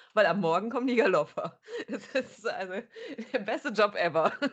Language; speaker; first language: German; native; German